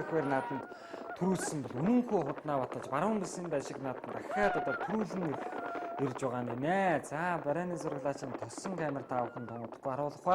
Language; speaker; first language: Mongolian; native; Mongolian